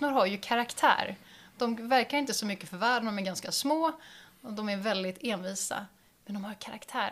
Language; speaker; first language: Swedish; native; Swedish